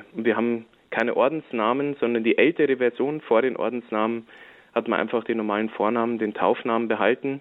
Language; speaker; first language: German; native; German